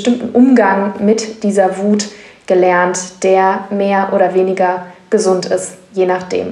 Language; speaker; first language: German; native; German